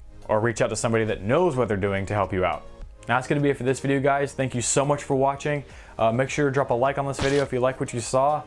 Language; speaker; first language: English; native; English